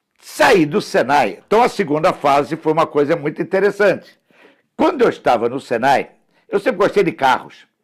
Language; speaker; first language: Portuguese; early bilingual, other home language; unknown